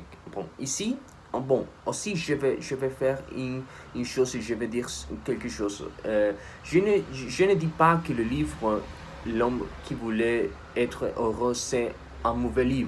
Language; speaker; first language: French; non-native, learner; Spanish